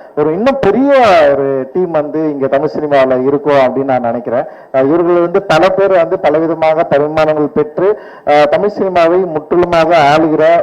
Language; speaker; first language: Tamil; native; Tamil